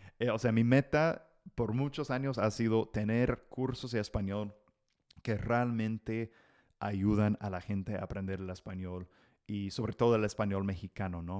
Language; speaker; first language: Spanish; non-native, fluent; English